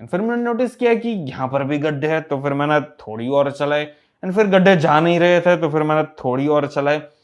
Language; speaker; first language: Hindi; non-native, local second language; Gujarati